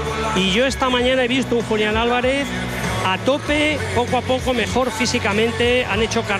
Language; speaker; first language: Spanish; native; Spanish